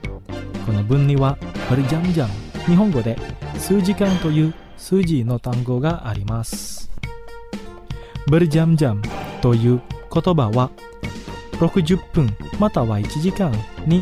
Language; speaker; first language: Japanese; non-native, fluent; Indonesian